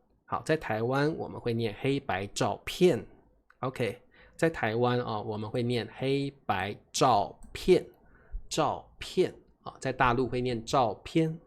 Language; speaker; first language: Chinese; native; Chinese